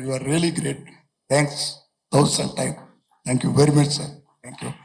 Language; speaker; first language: Tamil; native; Tamil